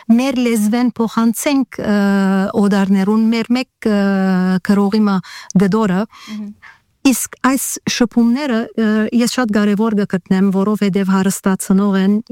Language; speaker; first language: Armenian; early bilingual, heritage; Armenian